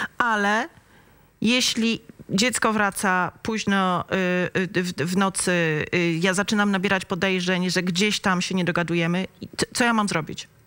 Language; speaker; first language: Polish; native; Polish